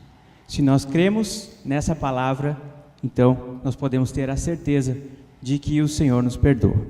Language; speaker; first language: Portuguese; native; Portuguese